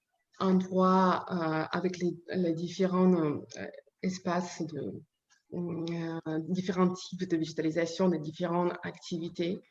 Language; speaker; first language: French; non-native, learner; Ukrainian